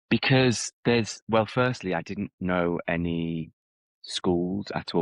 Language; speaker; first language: English; native; English